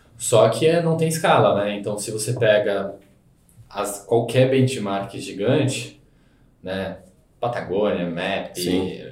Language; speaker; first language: Portuguese; native; Portuguese